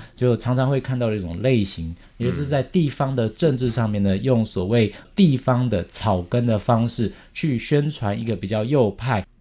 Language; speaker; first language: Chinese; native; Chinese